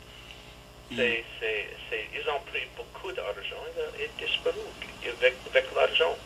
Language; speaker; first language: French; non-native, learner; English